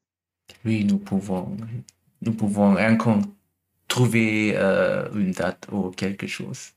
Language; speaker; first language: French; non-native, learner; German